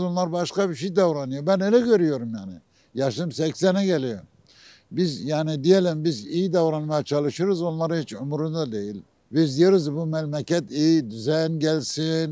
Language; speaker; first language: Turkish; non-native, local second language; Kurdish